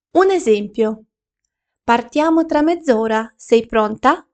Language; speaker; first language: Italian; non-native, fluent; Ukrainian